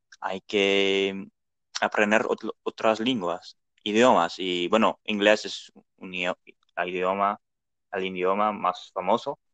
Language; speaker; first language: Spanish; non-native, learner; Dutch